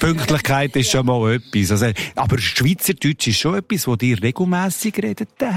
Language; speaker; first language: German; native; German